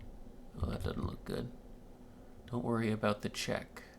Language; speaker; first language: English; native; English